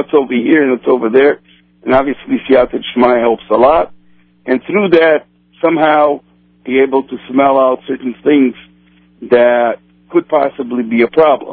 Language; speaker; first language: English; non-native, fluent; Portuguese